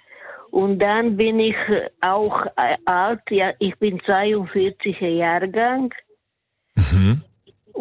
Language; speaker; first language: German; non-native, learner; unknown